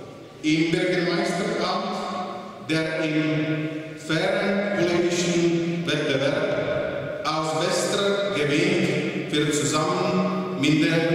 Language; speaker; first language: German; non-native, fluent; Czech